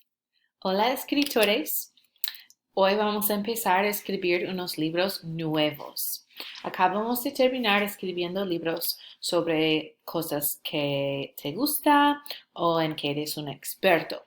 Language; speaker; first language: Spanish; non-native, fluent; English